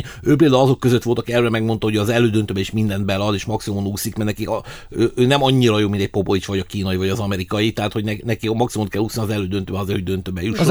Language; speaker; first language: Hungarian; native; Hungarian